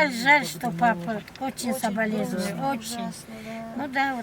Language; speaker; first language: Russian; non-native, local second language; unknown